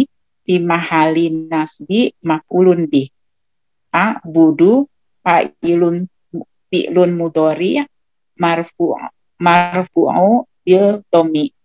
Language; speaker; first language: Arabic; non-native, learner; Indonesian